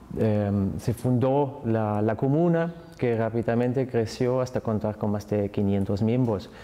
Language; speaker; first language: Spanish; non-native, fluent; German